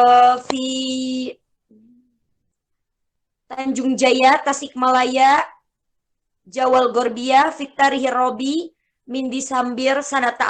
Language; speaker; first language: Arabic; non-native, fluent; Indonesian